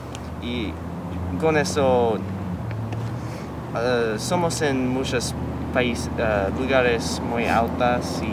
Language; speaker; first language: Spanish; non-native, learner; English